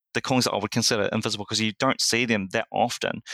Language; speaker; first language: English; native; English